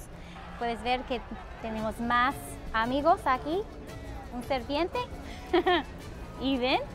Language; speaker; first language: Spanish; non-native, fluent; English